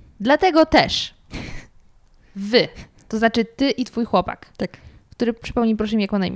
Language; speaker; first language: Polish; native; Polish